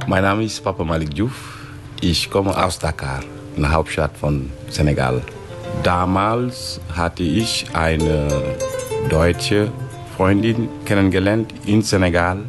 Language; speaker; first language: German; non-native, fluent; Wolof